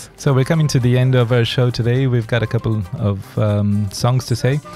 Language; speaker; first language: English; non-native, fluent; Portuguese